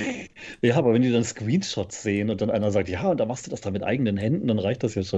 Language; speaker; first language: German; native; German